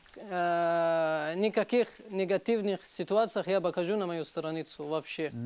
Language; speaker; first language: Russian; non-native, learner; Arabic